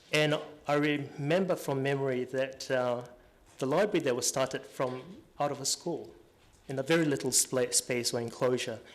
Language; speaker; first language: English; native; English